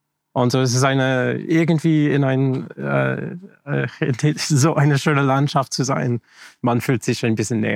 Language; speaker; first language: German; non-native, fluent; English